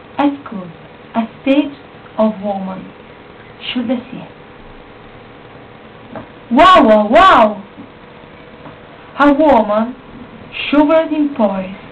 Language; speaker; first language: English; non-native, learner; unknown